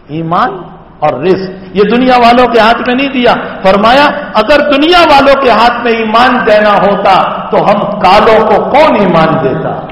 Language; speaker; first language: Urdu; non-native, local second language; Gujarati